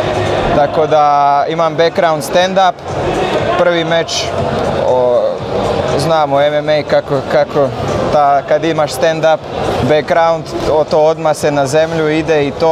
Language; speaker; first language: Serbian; non-native, local second language; Slovak